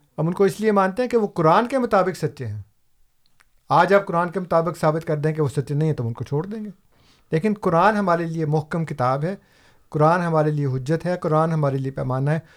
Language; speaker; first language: Urdu; non-native, local second language; Punjabi